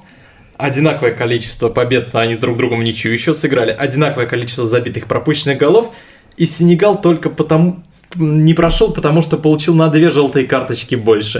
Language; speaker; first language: Russian; native; Russian